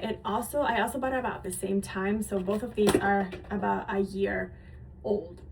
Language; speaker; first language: English; native; English